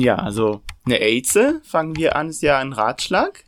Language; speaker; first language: German; non-native, fluent; Hebrew